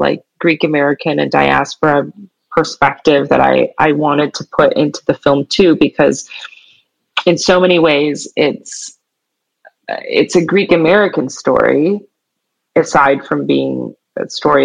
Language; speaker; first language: English; native; English